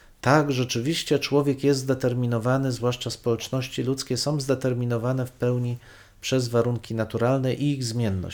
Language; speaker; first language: Polish; native; Polish